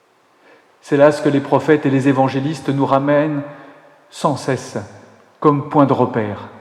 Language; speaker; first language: French; native; French